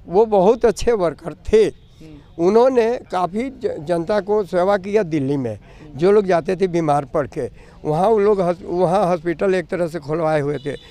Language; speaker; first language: Hindi; native; Hindi